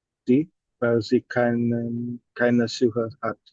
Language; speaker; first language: German; non-native, learner; Indonesian